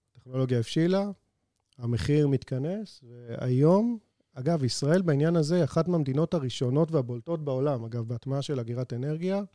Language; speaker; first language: Hebrew; native; Hebrew